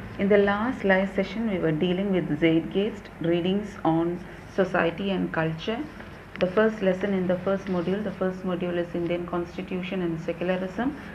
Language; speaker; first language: English; non-native, local second language; Malayalam